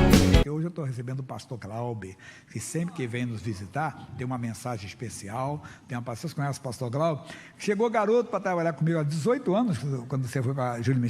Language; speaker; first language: Portuguese; native; Portuguese